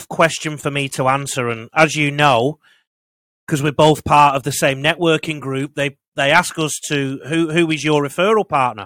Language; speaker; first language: English; native; English